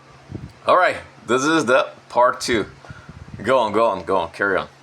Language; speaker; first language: English; non-native, fluent; Portuguese